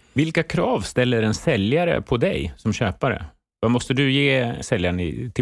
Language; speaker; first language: Swedish; native; Swedish